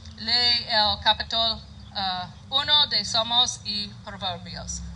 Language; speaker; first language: Spanish; non-native, learner; English